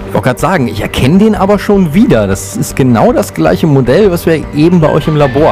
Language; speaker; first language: German; native; German